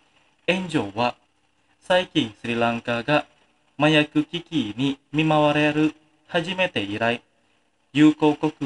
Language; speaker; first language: Japanese; non-native, fluent; Indonesian